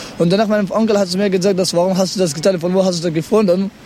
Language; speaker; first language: German; non-native, learner; Pashto